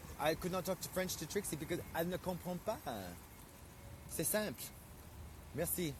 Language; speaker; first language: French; non-native, fluent; English